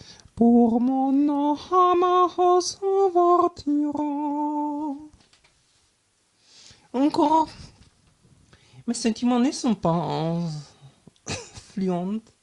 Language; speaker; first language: French; non-native, learner; German